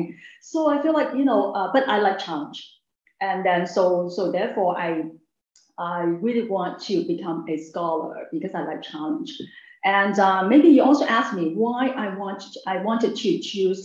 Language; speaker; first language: English; non-native, local second language; Cantonese